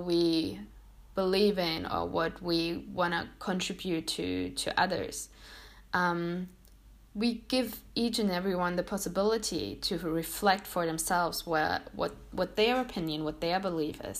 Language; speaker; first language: English; non-native, fluent; German